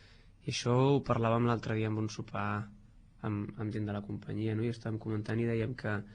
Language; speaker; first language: Catalan; native; Catalan